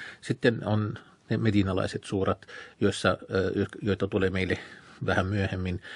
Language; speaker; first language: Finnish; non-native, fluent; Arabic